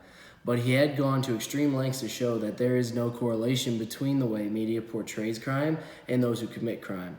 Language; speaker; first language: English; native; English